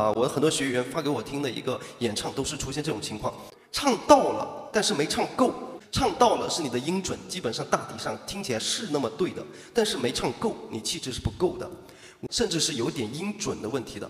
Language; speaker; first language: Chinese; native; Chinese